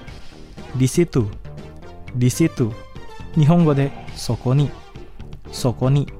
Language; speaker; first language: Japanese; non-native, fluent; Indonesian